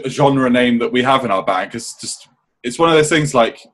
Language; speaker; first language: English; native; English